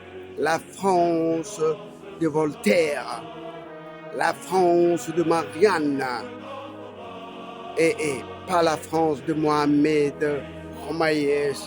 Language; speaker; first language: French; non-native, learner; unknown